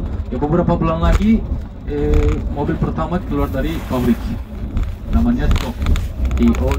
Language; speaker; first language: Indonesian; non-native, fluent; Turkish